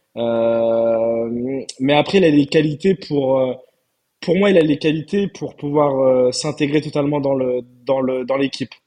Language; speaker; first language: French; early bilingual, other home language; Turkish